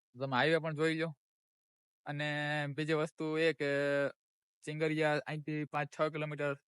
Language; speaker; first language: Gujarati; native; Gujarati